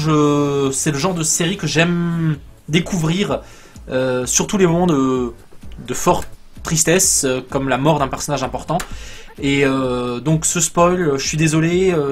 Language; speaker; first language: French; native; French